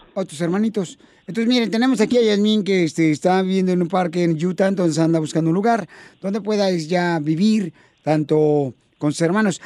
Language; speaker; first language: Spanish; native; Spanish